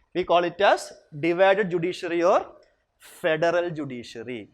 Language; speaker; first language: English; non-native, local second language; Malayalam